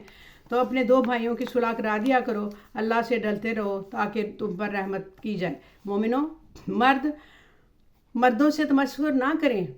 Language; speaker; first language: Urdu; native; Urdu